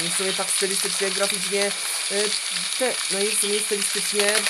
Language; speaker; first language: Polish; native; Polish